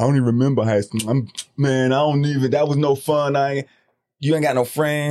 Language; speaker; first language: English; native; English